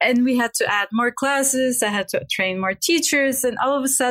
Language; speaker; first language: English; non-native, fluent; Bulgarian